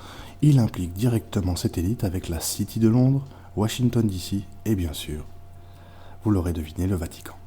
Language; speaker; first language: French; native; French